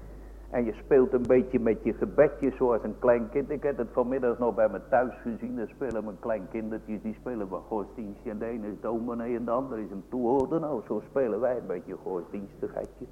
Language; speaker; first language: Dutch; native; Dutch